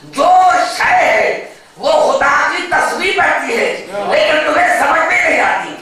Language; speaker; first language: Urdu; native; Urdu